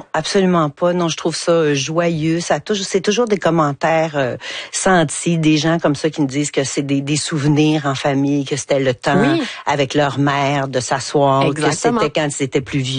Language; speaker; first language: French; native; French